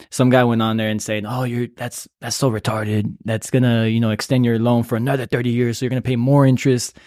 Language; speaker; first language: English; native; English